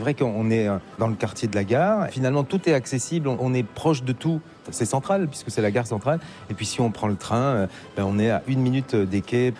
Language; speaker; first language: French; native; French